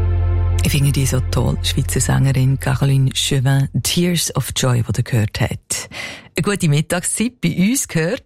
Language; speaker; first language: German; native; German